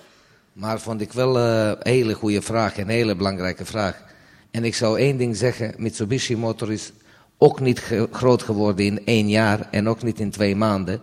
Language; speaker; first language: Dutch; non-native, fluent; Serbian